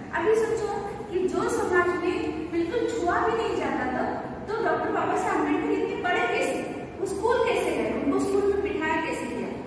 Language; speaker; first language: Hindi; non-native, local second language; Marathi